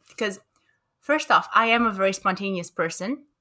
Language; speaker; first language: English; early bilingual, other home language; Romanian